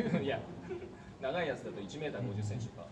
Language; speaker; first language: Japanese; native; Japanese